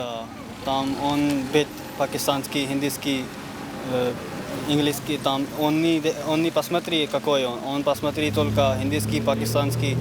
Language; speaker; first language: Russian; non-native, learner; Urdu